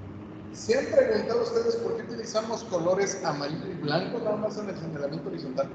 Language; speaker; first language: Spanish; native; Spanish